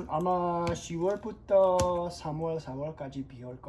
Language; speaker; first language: Korean; non-native, learner; English